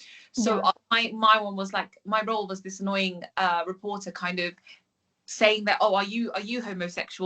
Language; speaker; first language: English; native; English